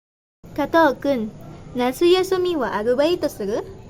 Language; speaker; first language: Japanese; non-native, learner; Indonesian